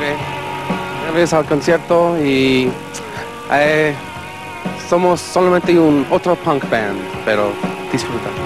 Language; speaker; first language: Spanish; non-native, learner; English